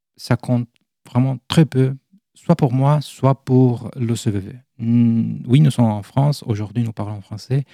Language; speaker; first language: French; non-native, fluent; Italian